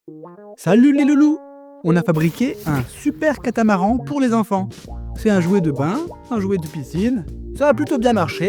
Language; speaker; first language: French; native; French